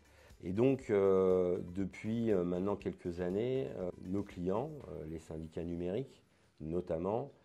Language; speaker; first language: French; native; French